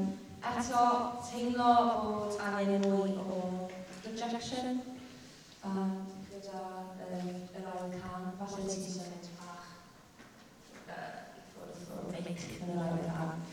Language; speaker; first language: Welsh; native; Welsh